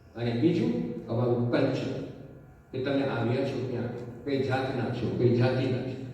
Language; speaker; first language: Gujarati; early bilingual, heritage; Gujarati